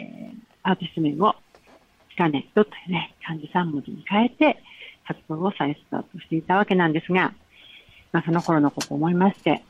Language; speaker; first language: Japanese; native; Japanese